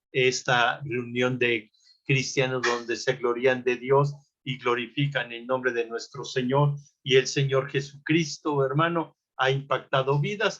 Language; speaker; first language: Spanish; native; Spanish